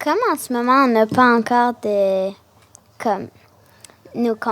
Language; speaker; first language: French; early bilingual, other home language; Arabic